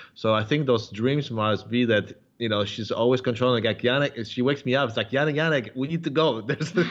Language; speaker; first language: English; non-native, fluent; Polish